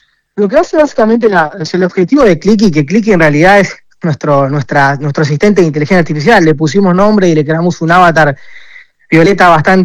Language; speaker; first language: Spanish; native; Spanish